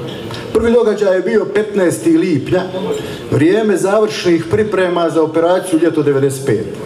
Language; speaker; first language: Croatian; native; Croatian